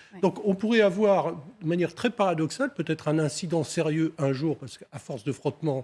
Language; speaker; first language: French; native; French